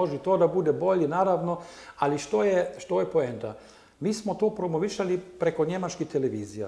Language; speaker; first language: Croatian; non-native, learner; German